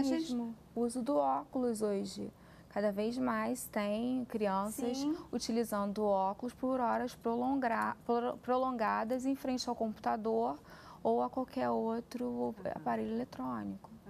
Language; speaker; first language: Portuguese; native; Portuguese